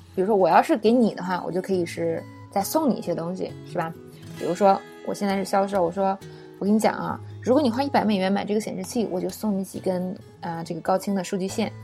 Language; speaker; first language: Chinese; native; Chinese